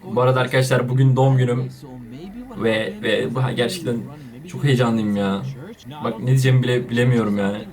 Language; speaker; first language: Turkish; native; Turkish